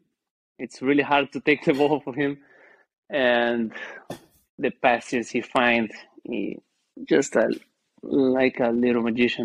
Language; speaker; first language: English; non-native, learner; Portuguese